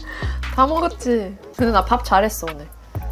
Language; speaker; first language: Korean; non-native, fluent; Swedish